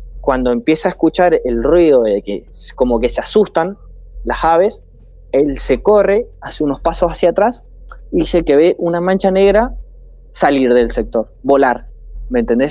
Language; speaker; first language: Spanish; native; Spanish